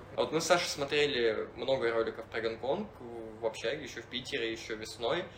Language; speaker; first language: Russian; native; Russian